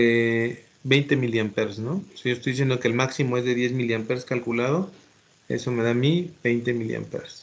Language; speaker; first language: Spanish; native; Spanish